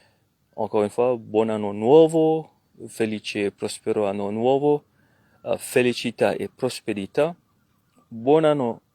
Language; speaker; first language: Italian; non-native, learner; French